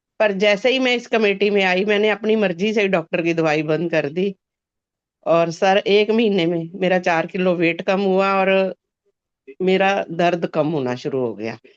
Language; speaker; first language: Hindi; native; Hindi